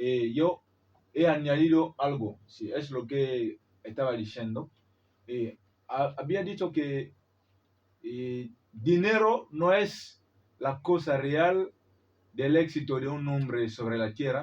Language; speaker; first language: Spanish; non-native, learner; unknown